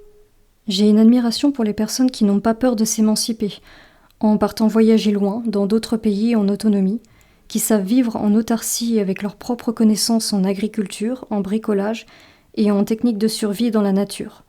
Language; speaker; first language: French; native; French